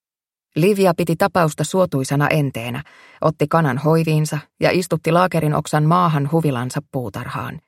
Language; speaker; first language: Finnish; native; Finnish